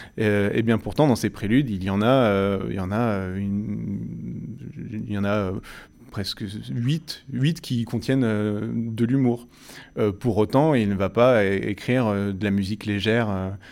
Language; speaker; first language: French; native; French